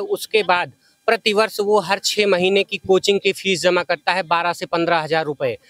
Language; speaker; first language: Hindi; native; Hindi